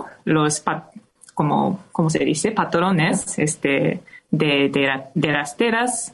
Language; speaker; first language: Spanish; non-native, fluent; Japanese